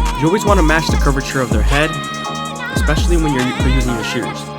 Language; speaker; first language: English; native; English